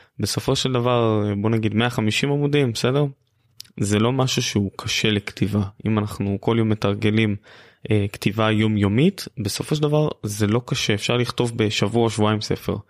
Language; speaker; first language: Hebrew; native; Hebrew